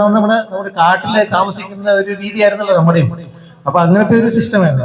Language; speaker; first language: Malayalam; early bilingual, heritage; Malayalam